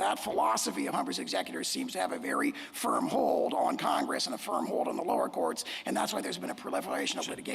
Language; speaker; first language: English; native; English